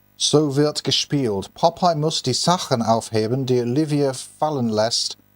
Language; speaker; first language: German; non-native, fluent; English